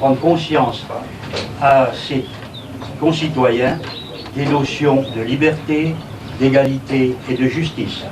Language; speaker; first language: French; native; French